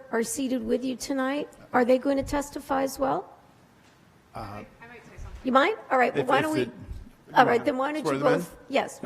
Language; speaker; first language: English; native; English